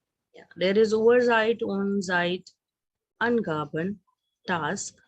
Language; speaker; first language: German; non-native, fluent; Hindi